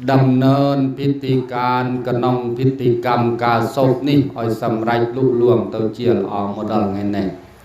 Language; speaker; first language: Khmer; native; Khmer